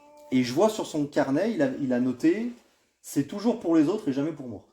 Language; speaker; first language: French; native; French